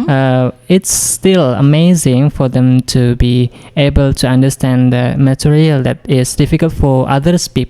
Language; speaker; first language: English; non-native, fluent; Indonesian